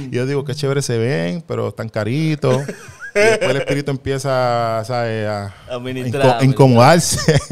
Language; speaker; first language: Spanish; native; Spanish